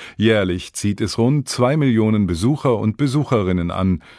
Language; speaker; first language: German; native; German